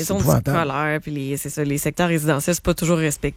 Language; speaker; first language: French; native; French